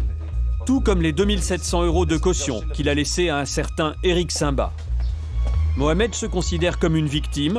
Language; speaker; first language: French; native; French